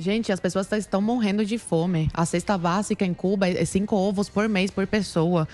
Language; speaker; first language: Portuguese; non-native, fluent; Spanish